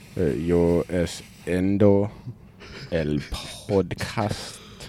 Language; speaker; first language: Spanish; non-native, learner; English